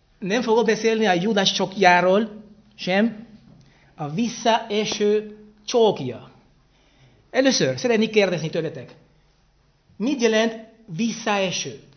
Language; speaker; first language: Hungarian; non-native, learner; Spanish